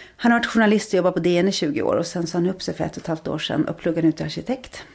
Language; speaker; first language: Swedish; native; Swedish